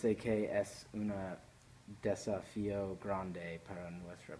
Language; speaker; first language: Spanish; non-native, learner; English